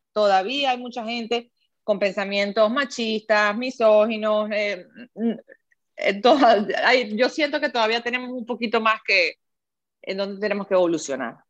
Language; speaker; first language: Spanish; native; Spanish